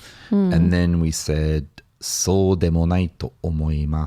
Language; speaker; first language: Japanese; non-native, fluent; English